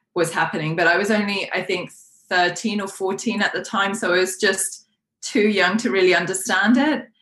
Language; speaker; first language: English; non-native, local second language; Polish